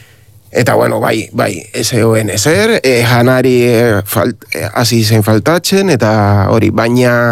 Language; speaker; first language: Basque; non-native, learner; Spanish